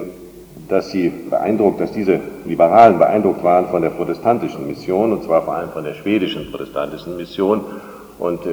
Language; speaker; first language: German; native; German